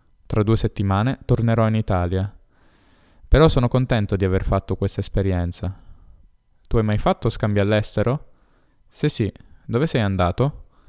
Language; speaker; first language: Italian; native; Italian